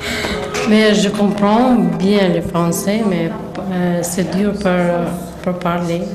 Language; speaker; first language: French; non-native, learner; Albanian